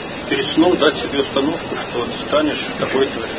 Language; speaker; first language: Russian; native; Russian